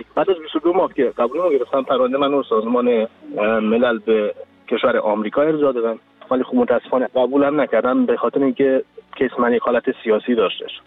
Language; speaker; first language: Persian; non-native, local second language; Central Kurdish